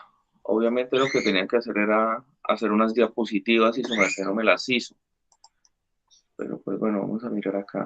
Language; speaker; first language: Spanish; native; Spanish